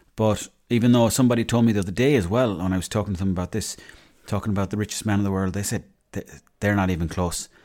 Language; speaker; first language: English; native; English